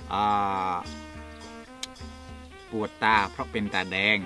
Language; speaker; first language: Thai; non-native, local second language; Khmer